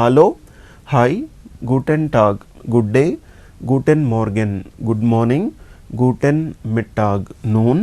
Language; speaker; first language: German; non-native, learner; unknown